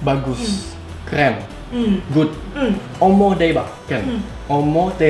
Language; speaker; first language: Indonesian; native; Indonesian